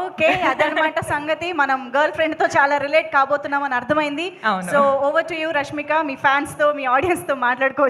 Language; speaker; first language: Telugu; native; Telugu